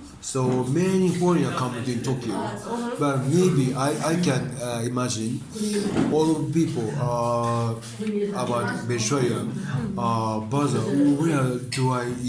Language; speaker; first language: English; non-native, learner; Japanese